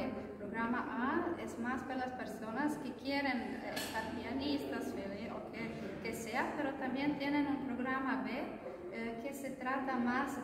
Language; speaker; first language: Spanish; non-native, fluent; Croatian